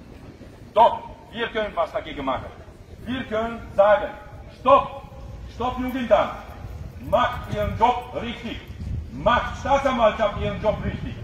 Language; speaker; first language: German; non-native, fluent; Romanian